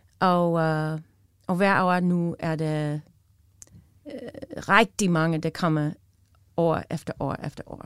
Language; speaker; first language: Danish; non-native, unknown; English